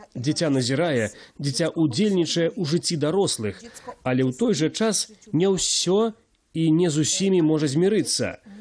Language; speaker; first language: Belarusian; native; Belarusian